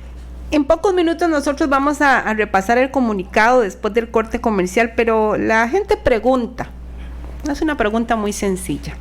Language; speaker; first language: Spanish; native; Spanish